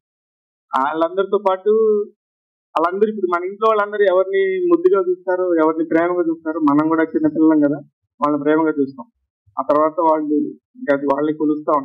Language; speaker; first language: Telugu; native; Telugu